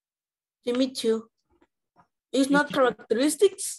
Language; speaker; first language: English; non-native, learner; Spanish